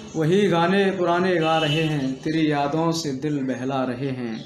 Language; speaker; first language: Hindi; native; Hindi